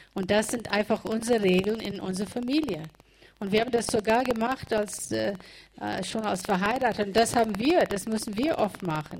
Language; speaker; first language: German; non-native, fluent; English